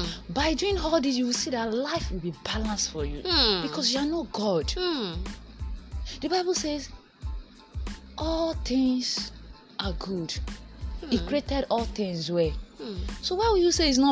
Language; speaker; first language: English; non-native, local second language; Yoruba